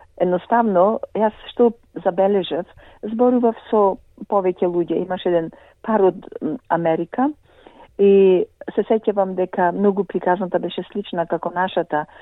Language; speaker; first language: Macedonian; native; Macedonian